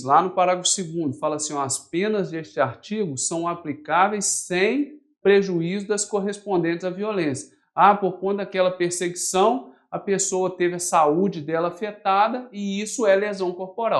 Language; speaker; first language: Portuguese; native; Portuguese